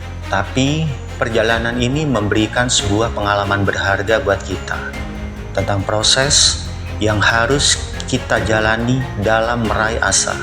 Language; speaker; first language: Indonesian; native; Indonesian